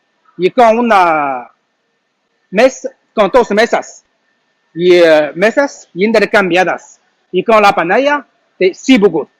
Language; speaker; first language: Spanish; non-native, learner; Chinese